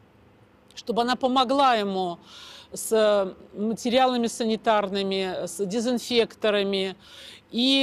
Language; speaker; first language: Russian; native; Russian